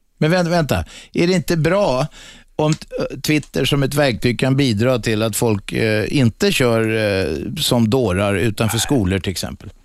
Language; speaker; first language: Swedish; native; Swedish